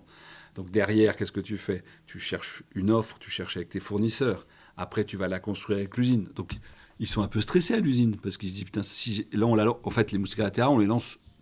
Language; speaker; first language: French; native; French